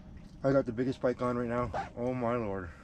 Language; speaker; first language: English; native; English